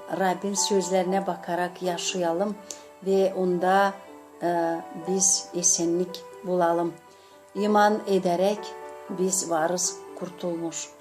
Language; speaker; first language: Turkish; non-native, fluent; Gagauz